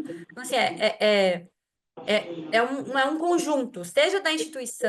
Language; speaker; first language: Portuguese; native; Portuguese